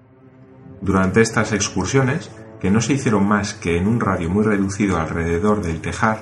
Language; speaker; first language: Spanish; native; Spanish